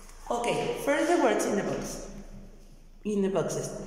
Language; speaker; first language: English; non-native, fluent; Spanish